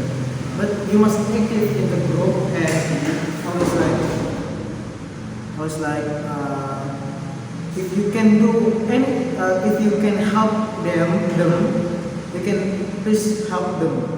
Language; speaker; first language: English; non-native, learner; Indonesian